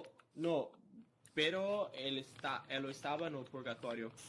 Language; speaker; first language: Spanish; non-native, learner; Portuguese